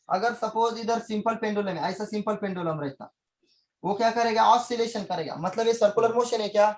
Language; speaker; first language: Hindi; non-native, local second language; Marathi